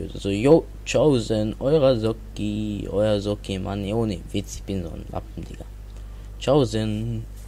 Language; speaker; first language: German; native; German